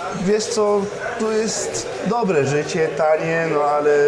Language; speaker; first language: Polish; early bilingual, heritage; Polish